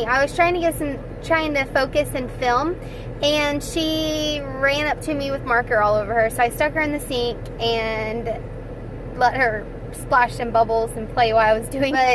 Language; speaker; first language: English; native; English